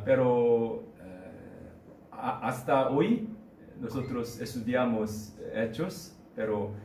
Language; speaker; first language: Spanish; non-native, learner; Korean